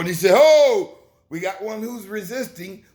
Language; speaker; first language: English; native; English